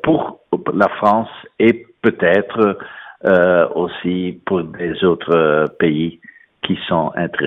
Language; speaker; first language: French; non-native, fluent; Dutch